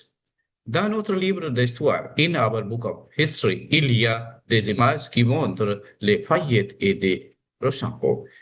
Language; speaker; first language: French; non-native, fluent; Hindi